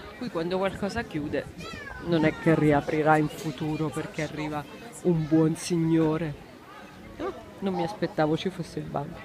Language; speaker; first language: Italian; native; Italian